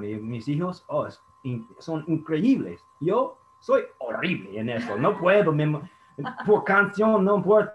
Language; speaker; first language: Spanish; non-native, fluent; English